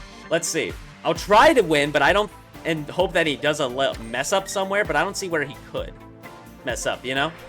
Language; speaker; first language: English; native; English